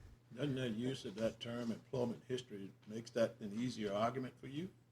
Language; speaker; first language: English; native; English